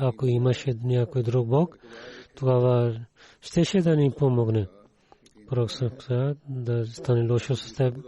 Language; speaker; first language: Bulgarian; non-native, learner; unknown